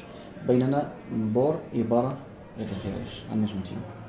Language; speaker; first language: Spanish; non-native, fluent; Arabic